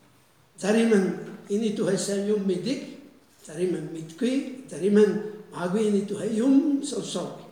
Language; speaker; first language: Mongolian; non-native, fluent; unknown